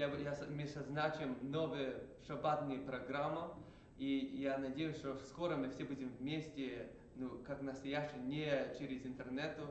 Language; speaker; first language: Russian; early bilingual, heritage; English